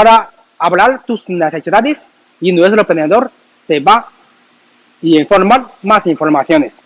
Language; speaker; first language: Spanish; non-native, learner; Chinese